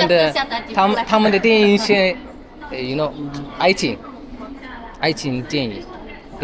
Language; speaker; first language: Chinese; non-native, learner; Amharic